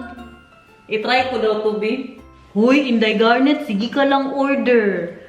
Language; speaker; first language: Filipino; non-native, local second language; Cebuano